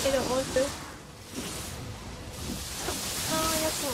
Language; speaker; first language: English; non-native, learner; Japanese